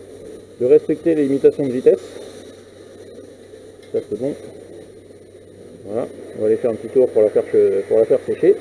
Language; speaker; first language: French; native; French